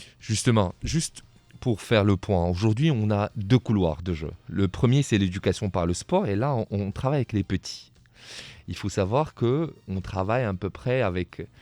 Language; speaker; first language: French; non-native, local second language; Arabic